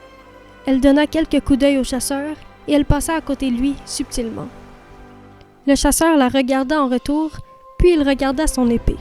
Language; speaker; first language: French; native; French